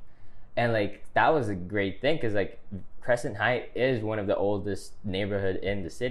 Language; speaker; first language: English; non-native, local second language; Filipino